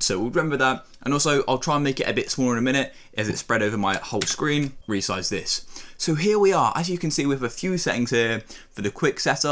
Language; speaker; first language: English; native; English